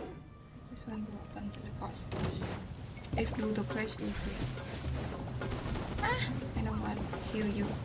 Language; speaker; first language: English; non-native, learner; Vietnamese